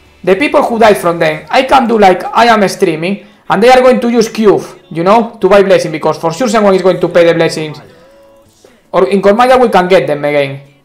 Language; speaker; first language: English; non-native, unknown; Spanish